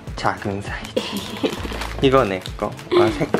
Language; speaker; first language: Korean; non-native, learner; Japanese